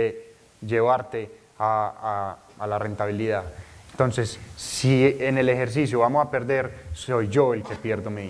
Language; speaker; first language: Spanish; native; Spanish